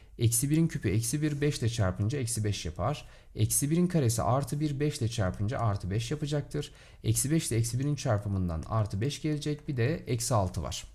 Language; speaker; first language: Turkish; native; Turkish